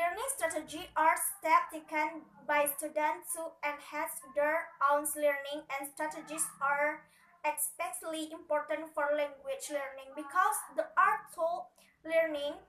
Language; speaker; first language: English; non-native, learner; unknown